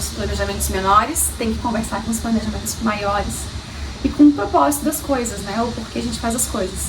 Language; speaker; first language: Portuguese; native; Portuguese